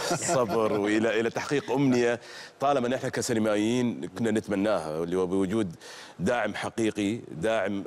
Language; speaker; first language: Arabic; native; Arabic